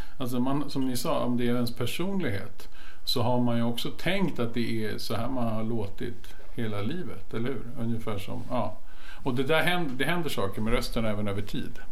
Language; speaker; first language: Swedish; native; Swedish